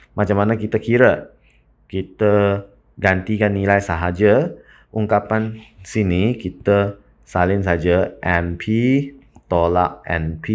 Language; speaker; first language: Malay; non-native, local second language; Chinese